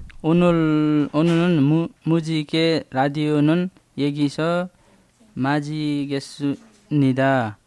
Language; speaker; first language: Korean; non-native, learner; Nepali